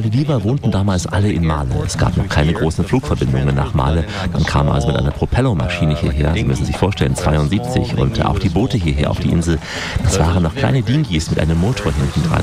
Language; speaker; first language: German; native; German